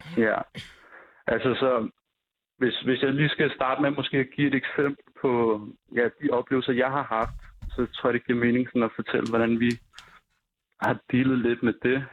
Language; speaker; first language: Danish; early bilingual, other home language; Punjabi